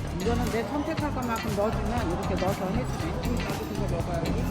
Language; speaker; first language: Korean; native; Korean